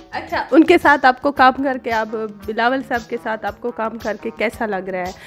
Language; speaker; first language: Urdu; non-native, local second language; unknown